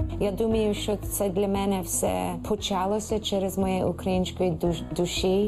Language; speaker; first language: Ukrainian; early bilingual, heritage; Ukrainian